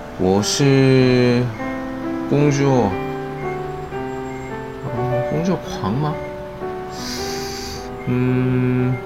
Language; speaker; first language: Chinese; non-native, learner; Korean